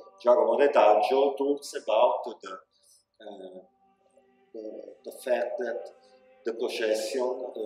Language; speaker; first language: English; non-native, learner; Italian